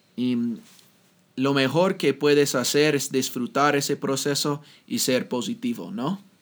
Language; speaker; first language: Spanish; non-native, fluent; English